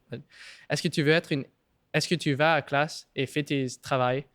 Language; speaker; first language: French; non-native, local second language; English